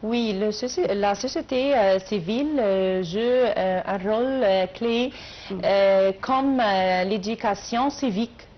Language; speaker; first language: French; non-native, learner; Arabic